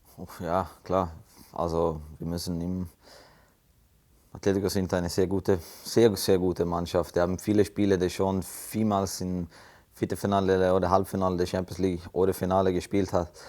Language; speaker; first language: German; non-native, fluent; Swedish